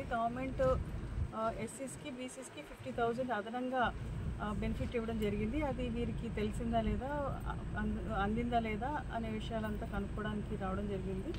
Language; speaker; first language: Telugu; native; Telugu